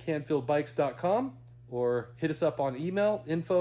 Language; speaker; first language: English; native; English